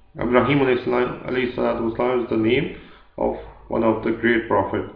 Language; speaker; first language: English; non-native, local second language; Urdu